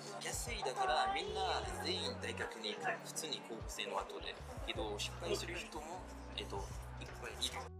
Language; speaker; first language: Japanese; non-native, learner; French